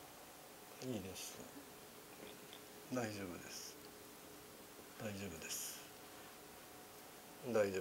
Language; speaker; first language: Japanese; native; Japanese